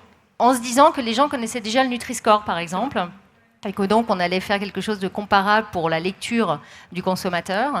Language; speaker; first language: French; native; French